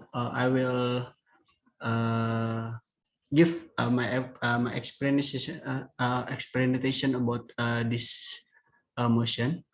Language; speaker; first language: English; non-native, learner; Indonesian